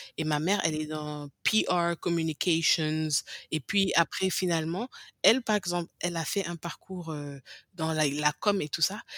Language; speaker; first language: French; non-native, local second language; English